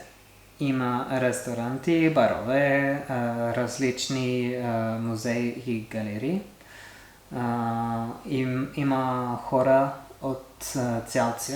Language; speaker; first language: Bulgarian; non-native, learner; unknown